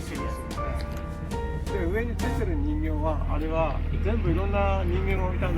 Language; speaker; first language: Japanese; native; Japanese